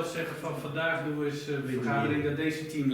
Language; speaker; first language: Dutch; native; Dutch